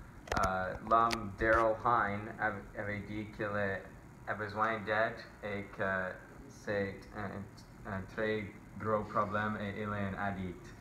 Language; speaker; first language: French; non-native, local second language; English